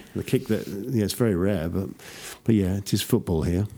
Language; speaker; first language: English; native; English